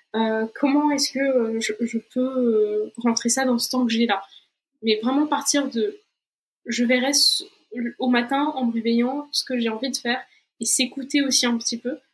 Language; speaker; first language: French; non-native, fluent; Portuguese